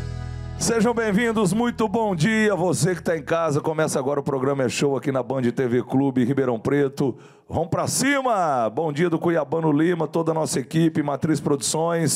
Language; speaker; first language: Portuguese; native; Portuguese